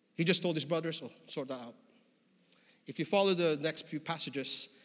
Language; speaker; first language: English; non-native, local second language; Filipino